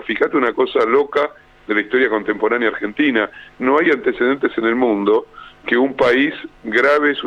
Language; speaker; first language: Spanish; native; Spanish